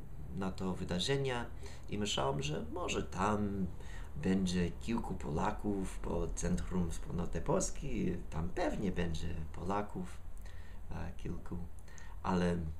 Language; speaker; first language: Polish; non-native, learner; English